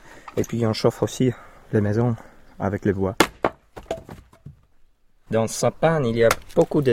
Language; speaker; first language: French; non-native, learner; Finnish